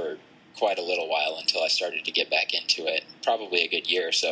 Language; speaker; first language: English; native; English